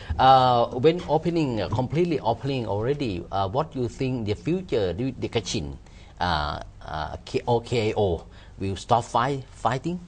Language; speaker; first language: English; non-native, learner; Thai